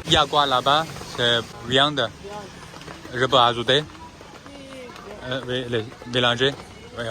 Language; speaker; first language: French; non-native, learner; Chinese